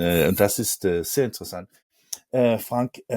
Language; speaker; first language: German; non-native, learner; Danish